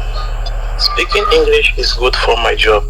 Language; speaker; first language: English; non-native, learner; French